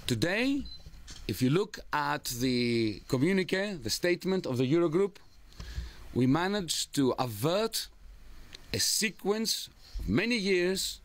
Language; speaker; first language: English; non-native, fluent; Greek